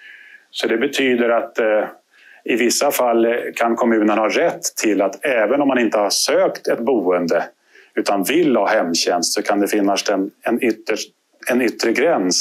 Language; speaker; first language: Swedish; native; Swedish